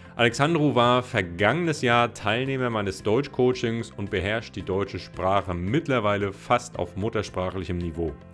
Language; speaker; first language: German; native; German